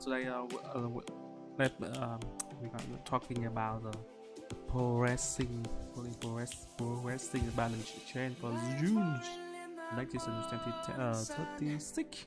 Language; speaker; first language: English; non-native, learner; Vietnamese